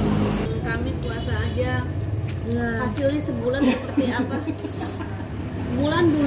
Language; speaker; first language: Indonesian; native; Indonesian